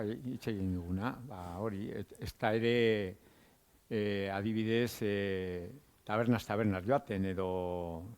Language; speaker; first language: Basque; non-native, local second language; Spanish